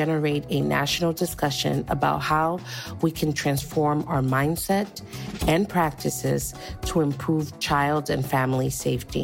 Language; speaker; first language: English; early bilingual, other home language; Spanish